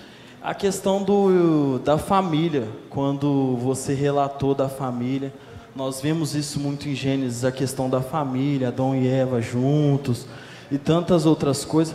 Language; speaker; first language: Portuguese; native; Portuguese